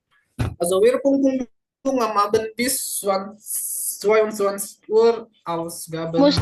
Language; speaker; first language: German; non-native, fluent; Indonesian